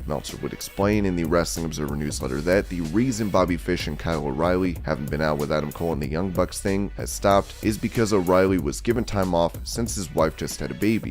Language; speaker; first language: English; native; English